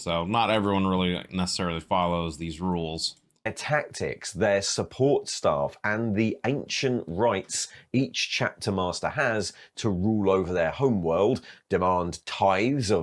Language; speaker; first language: English; native; English